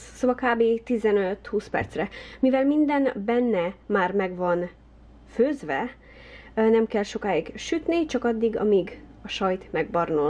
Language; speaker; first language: Hungarian; early bilingual, heritage; Hungarian